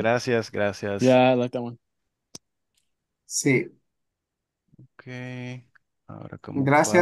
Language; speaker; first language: Spanish; non-native, local second language; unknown